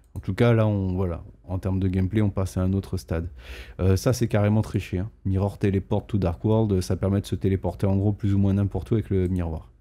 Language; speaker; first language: French; native; French